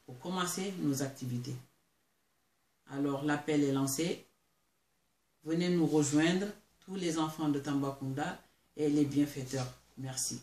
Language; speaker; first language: French; non-native, local second language; Mandingo